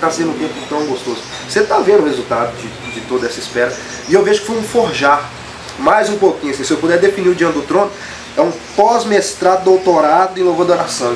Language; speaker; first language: Portuguese; native; Portuguese